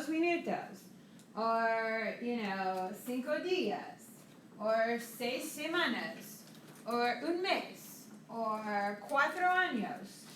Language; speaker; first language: Spanish; non-native, fluent; English